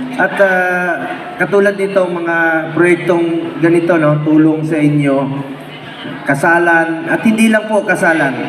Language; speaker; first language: Filipino; non-native, local second language; Cebuano